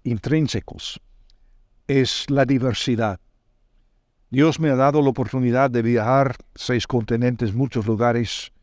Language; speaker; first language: Spanish; non-native, fluent; English